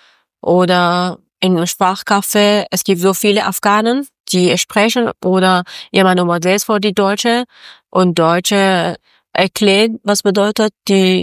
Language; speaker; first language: German; non-native, fluent; Persian